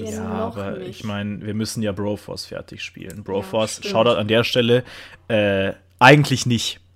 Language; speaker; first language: German; native; German